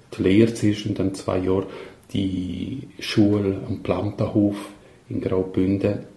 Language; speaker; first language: German; non-native, local second language; Italian